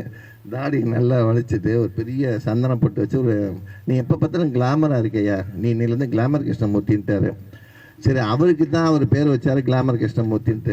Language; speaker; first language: Tamil; native; Tamil